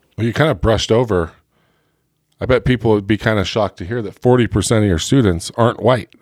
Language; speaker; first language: English; native; English